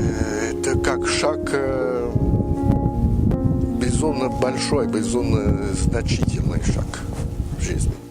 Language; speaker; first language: Russian; early bilingual, heritage; Russian